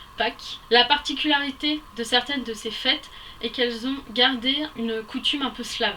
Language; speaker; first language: French; native; French